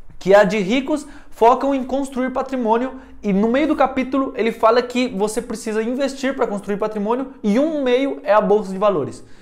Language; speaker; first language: Portuguese; early bilingual, heritage; Portuguese